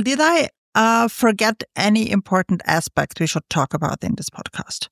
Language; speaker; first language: English; non-native, fluent; German